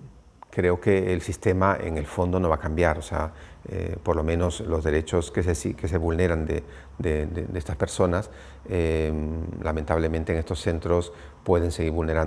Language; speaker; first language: Spanish; native; Spanish